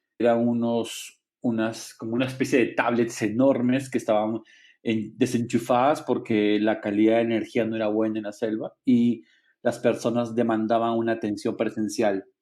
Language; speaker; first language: Spanish; native; Spanish